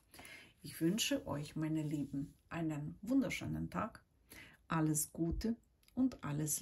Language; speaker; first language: German; non-native, fluent; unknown